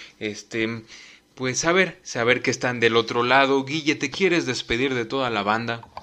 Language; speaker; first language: Spanish; native; Spanish